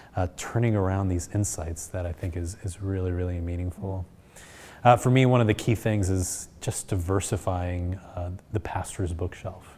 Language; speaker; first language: English; early bilingual, other home language; Spanish